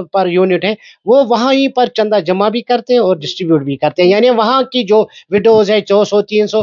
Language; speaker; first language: Hindi; non-native, local second language; Kashmiri